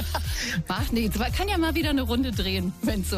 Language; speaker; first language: German; native; German